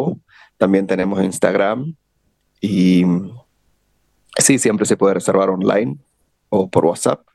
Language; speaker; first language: Spanish; non-native, fluent; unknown